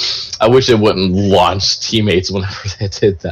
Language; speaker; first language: English; native; English